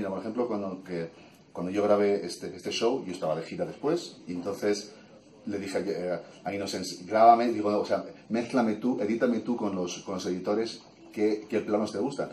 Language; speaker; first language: Spanish; early bilingual, heritage; Spanish